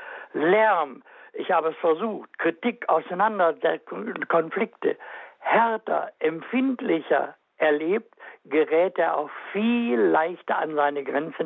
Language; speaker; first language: German; native; German